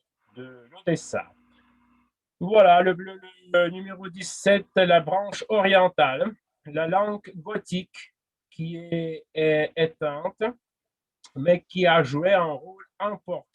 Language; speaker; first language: French; non-native, fluent; Russian